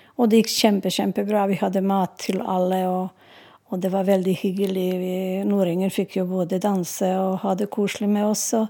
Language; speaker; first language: Norwegian; non-native, fluent; Serbian